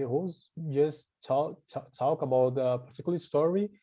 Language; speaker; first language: English; non-native, learner; Portuguese